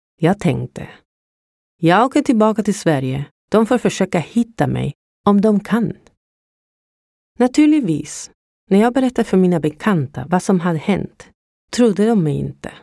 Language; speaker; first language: Swedish; non-native, fluent; Spanish